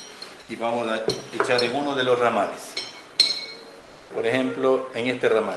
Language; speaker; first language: Spanish; native; Spanish